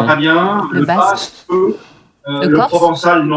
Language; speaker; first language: French; native; French